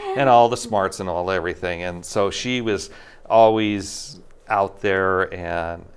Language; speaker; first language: English; native; English